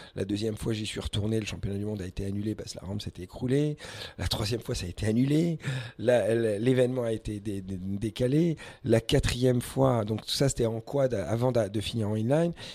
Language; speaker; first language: French; early bilingual, other home language; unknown